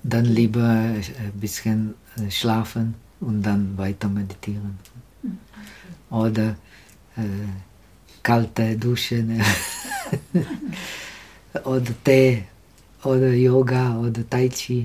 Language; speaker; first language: German; non-native, learner; Czech